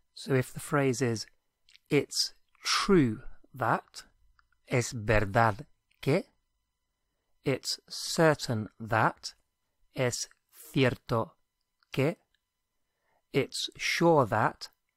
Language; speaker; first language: English; native; English